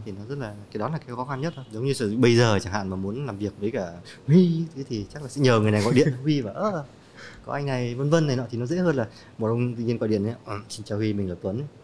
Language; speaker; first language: Vietnamese; native; Vietnamese